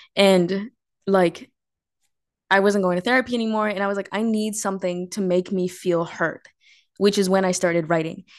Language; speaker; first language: English; early bilingual, other home language; Spanish